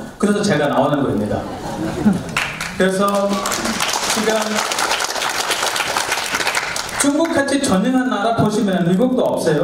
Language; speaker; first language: Korean; non-native, learner; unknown